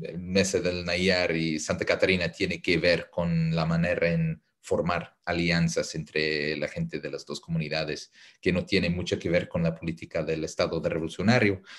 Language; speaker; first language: Spanish; non-native, fluent; English